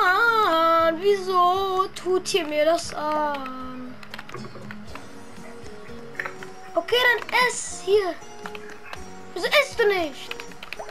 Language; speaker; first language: German; native; German